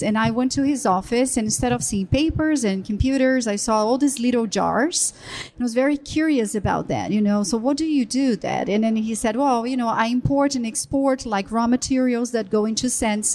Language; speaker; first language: English; non-native, fluent; Portuguese